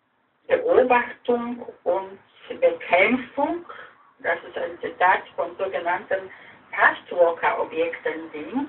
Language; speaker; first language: German; non-native, fluent; Polish